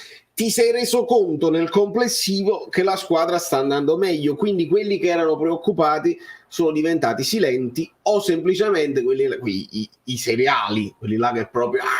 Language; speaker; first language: Italian; native; Italian